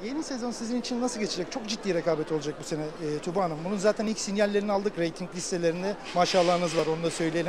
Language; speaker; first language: Turkish; native; Turkish